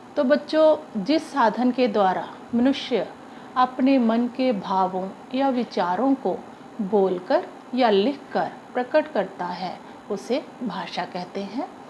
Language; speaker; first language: Hindi; non-native, local second language; Punjabi